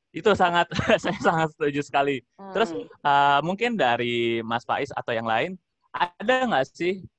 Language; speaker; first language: Indonesian; native; Indonesian